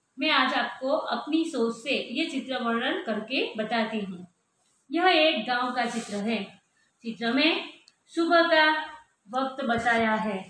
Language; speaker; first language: Hindi; non-native, local second language; Gujarati